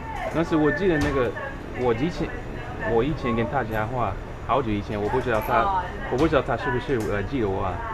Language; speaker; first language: Chinese; non-native, learner; English